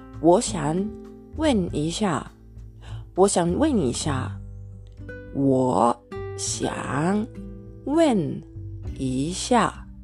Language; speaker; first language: Chinese; non-native, learner; Japanese